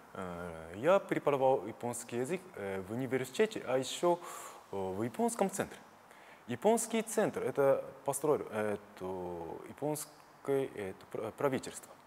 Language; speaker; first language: Russian; non-native, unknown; Japanese